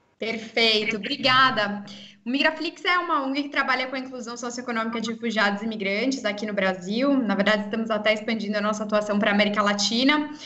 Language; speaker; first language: Portuguese; native; Portuguese